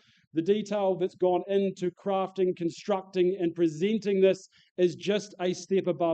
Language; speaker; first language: English; native; English